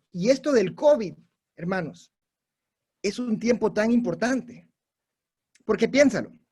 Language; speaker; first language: Spanish; non-native, local second language; English